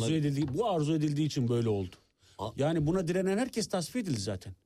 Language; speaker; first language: Turkish; native; Turkish